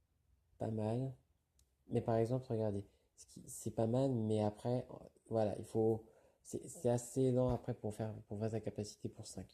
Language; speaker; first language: French; native; French